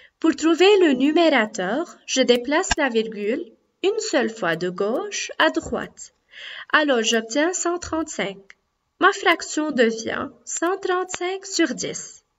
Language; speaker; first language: French; non-native, local second language; Arabic